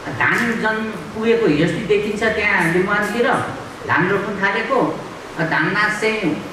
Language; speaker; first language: Nepali; non-native, local second language; Limbu